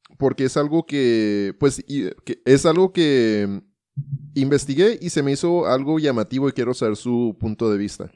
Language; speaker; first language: Spanish; early bilingual, heritage; Spanish